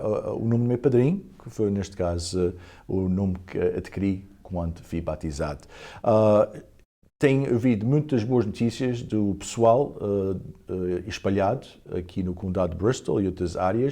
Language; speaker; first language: Portuguese; early bilingual, heritage; Portuguese